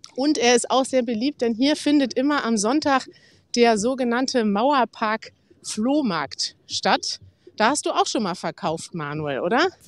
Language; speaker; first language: German; native; German